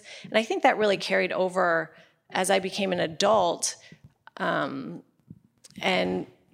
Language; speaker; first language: English; native; English